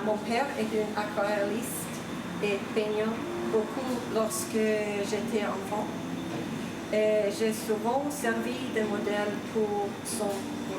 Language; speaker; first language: French; non-native, fluent; Swedish